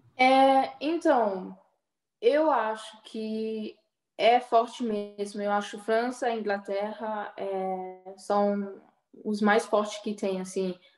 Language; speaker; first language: Portuguese; early bilingual, heritage; Portuguese